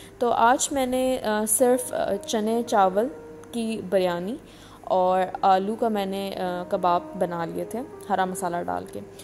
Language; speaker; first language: Urdu; native; Urdu